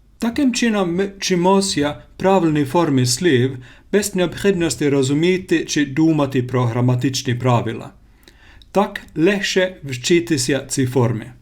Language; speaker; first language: Ukrainian; non-native, learner; Finnish